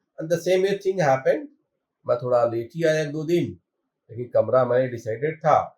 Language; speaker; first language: Hindi; native; Hindi